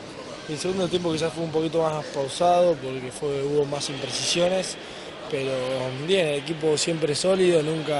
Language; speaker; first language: Spanish; native; Spanish